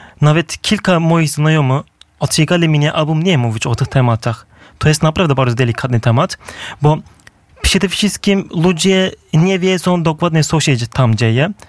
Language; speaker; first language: Polish; non-native, fluent; Turkish